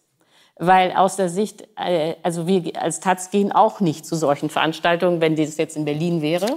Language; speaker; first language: German; native; German